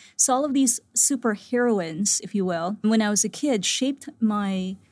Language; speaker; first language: English; non-native, local second language; Filipino